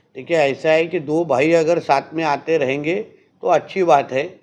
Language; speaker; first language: Hindi; non-native, local second language; Marathi